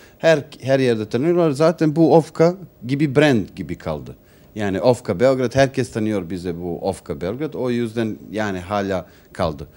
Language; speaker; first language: Turkish; non-native, learner; Serbian